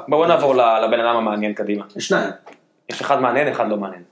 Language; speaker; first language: Hebrew; native; Hebrew